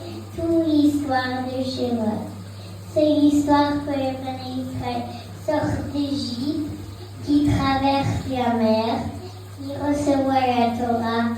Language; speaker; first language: French; early bilingual, heritage; French